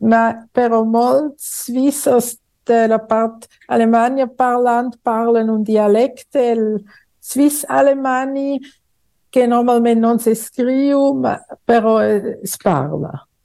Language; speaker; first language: Catalan; non-native, fluent; German